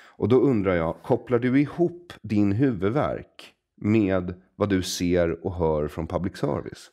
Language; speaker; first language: Swedish; native; Swedish